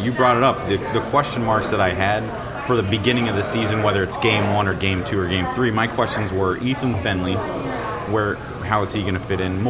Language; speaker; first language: English; native; English